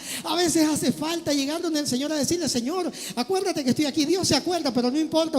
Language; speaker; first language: Spanish; native; Spanish